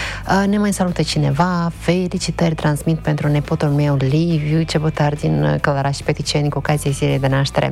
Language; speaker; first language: Romanian; native; Romanian